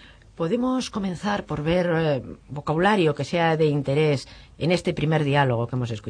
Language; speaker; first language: Spanish; native; Spanish